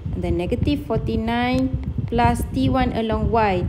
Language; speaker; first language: English; non-native, local second language; Malay